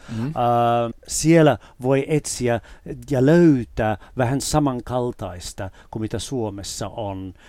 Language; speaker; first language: Finnish; non-native, fluent; English